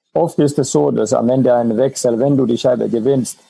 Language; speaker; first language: German; non-native, fluent; Finnish